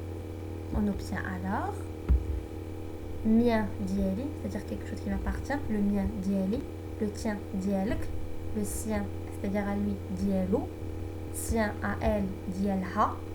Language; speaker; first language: French; non-native, local second language; Arabic